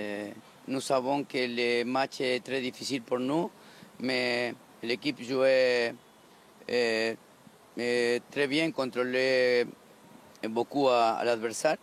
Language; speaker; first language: French; non-native, learner; Spanish